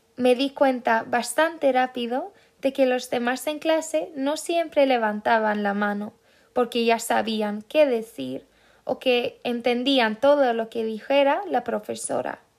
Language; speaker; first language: Spanish; non-native, fluent; Swedish